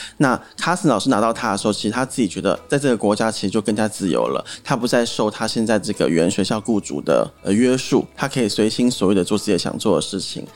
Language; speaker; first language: Chinese; native; Chinese